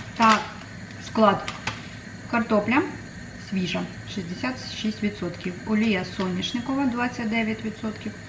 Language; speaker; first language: Ukrainian; non-native, local second language; Russian